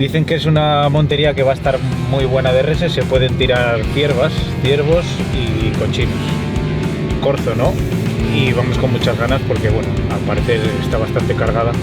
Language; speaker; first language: Spanish; native; Spanish